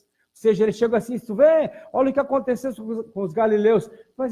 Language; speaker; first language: Portuguese; native; Portuguese